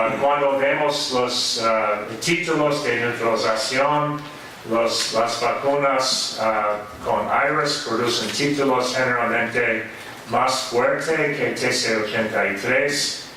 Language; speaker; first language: Spanish; non-native, fluent; English